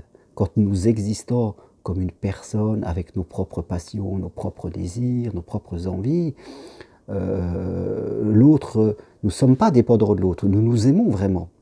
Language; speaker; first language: French; native; French